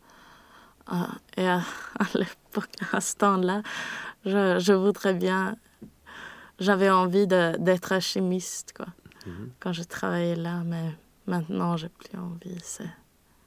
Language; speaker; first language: French; non-native, learner; Swedish